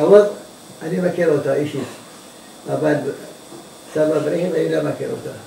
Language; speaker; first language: Hebrew; non-native, learner; Arabic